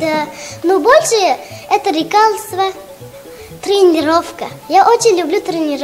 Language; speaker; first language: Russian; non-native, local second language; Tajik